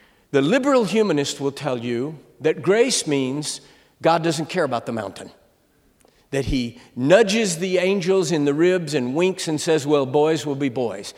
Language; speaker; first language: English; native; English